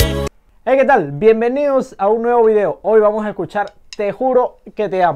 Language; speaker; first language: Spanish; native; Spanish